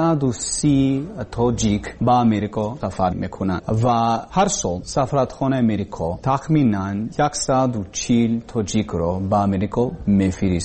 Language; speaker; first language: Persian; non-native, learner; English